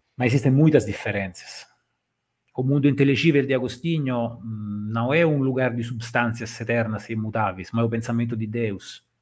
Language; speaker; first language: Portuguese; non-native, fluent; Italian